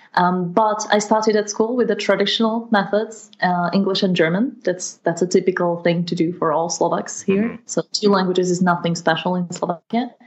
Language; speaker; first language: English; non-native, fluent; Slovak